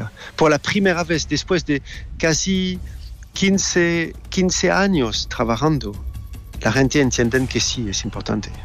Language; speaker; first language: Spanish; non-native, fluent; French